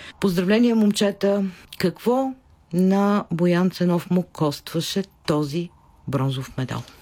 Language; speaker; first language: Bulgarian; native; Bulgarian